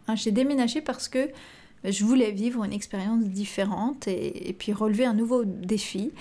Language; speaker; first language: French; native; French